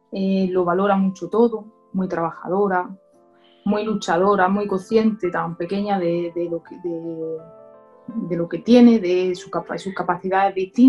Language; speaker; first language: Spanish; native; Spanish